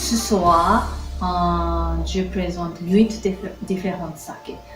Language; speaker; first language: French; non-native, learner; Japanese